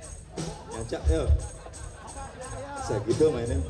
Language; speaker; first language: Indonesian; native; Indonesian